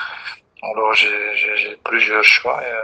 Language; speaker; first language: French; non-native, local second language; Dutch